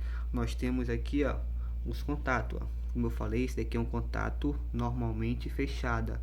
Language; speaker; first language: Portuguese; native; Portuguese